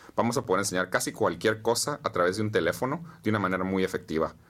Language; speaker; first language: Spanish; native; Spanish